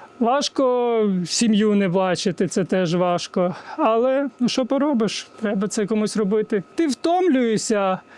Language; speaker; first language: Ukrainian; native; Ukrainian